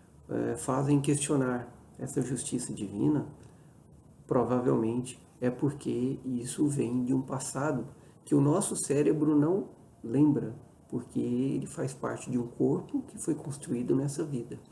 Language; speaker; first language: Portuguese; native; Portuguese